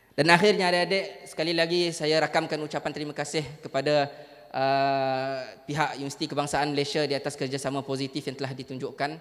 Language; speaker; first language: Malay; native; Malay